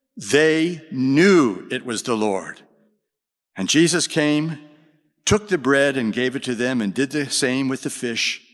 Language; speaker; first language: English; native; English